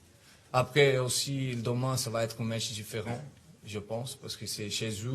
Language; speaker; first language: French; non-native, fluent; Italian